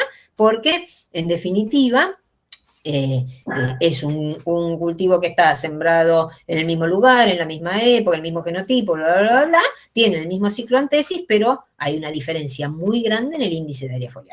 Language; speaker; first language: Spanish; native; Spanish